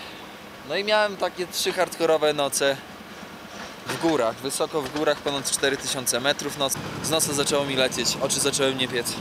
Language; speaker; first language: Polish; native; Polish